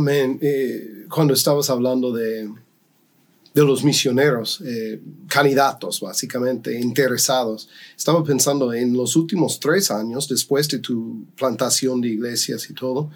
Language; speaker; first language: Spanish; non-native, fluent; English